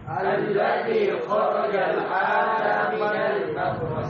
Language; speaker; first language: Arabic; non-native, learner; Indonesian